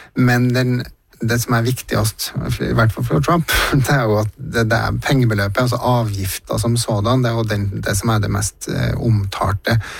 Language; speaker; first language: Norwegian; native; Norwegian